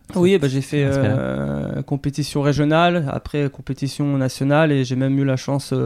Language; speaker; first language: French; native; French